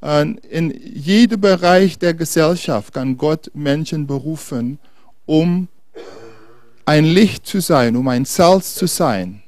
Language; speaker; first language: German; non-native, fluent; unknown